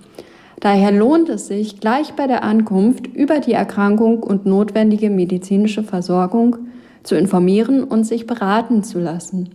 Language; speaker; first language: German; native; German